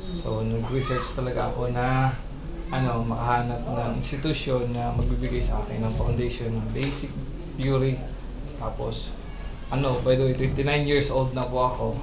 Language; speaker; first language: Filipino; non-native, local second language; Bikol